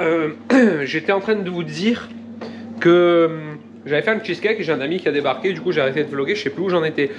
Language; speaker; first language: French; native; French